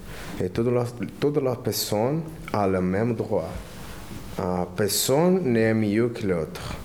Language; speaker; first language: French; non-native, learner; Portuguese